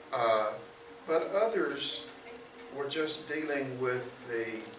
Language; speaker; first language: English; native; English